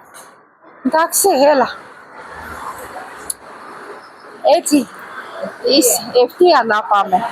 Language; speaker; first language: Greek; non-native, learner; Armenian